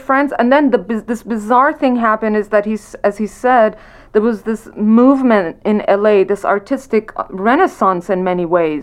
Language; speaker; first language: English; non-native, local second language; Persian